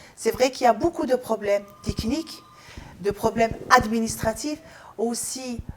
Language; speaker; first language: French; non-native, local second language; Arabic